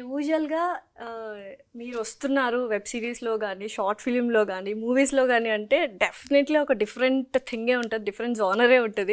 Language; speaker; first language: Telugu; native; Telugu